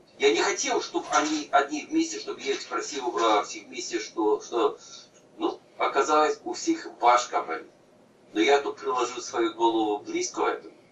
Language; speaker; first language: Russian; native; Russian